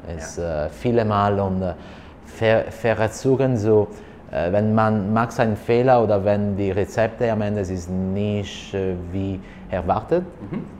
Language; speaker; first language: German; non-native, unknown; Italian